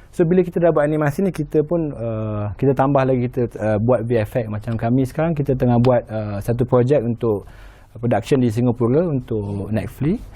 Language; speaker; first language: Malay; native; Malay